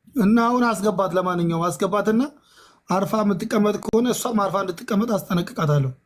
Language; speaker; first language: Amharic; non-native, local second language; Oromo